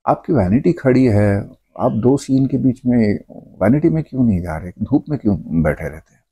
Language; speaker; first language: Hindi; non-native, local second language; Marathi